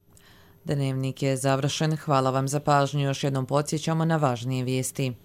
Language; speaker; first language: Serbian; native; Serbian